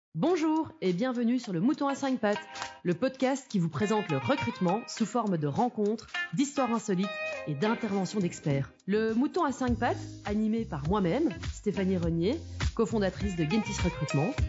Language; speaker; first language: French; native; French